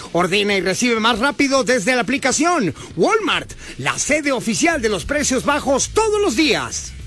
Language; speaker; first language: Spanish; native; Spanish